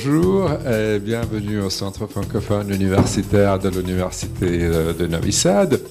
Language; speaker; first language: French; non-native, fluent; Serbian